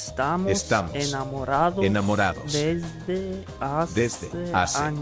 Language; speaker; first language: Spanish; non-native, learner; Polish